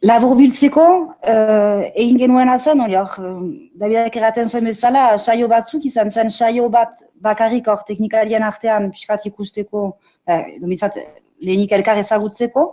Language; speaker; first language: Basque; native; Basque